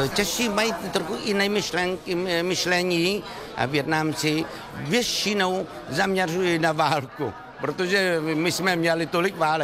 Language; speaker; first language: Czech; non-native, fluent; Vietnamese